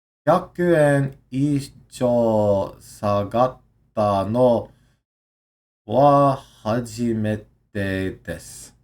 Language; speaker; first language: Japanese; non-native, learner; English